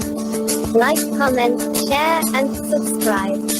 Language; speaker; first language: English; non-native, learner; Indonesian